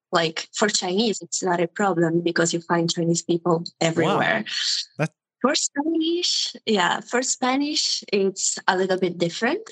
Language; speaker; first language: English; non-native, fluent; Italian